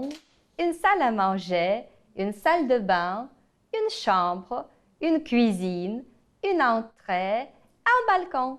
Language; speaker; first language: French; non-native, fluent; Ukrainian